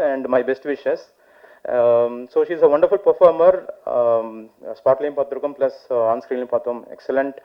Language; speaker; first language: Tamil; native; Tamil